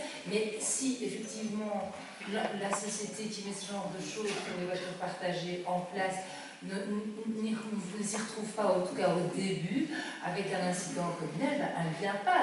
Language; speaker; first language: French; native; French